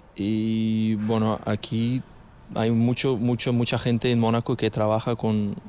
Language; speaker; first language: Spanish; non-native, fluent; Ukrainian